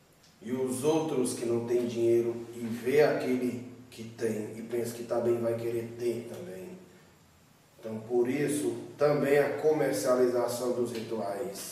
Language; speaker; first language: Portuguese; native; Portuguese